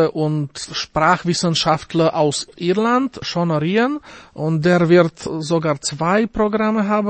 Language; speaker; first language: German; non-native, fluent; Slovak